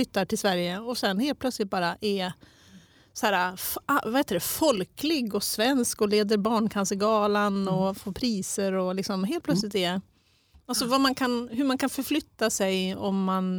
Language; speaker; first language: Swedish; native; Swedish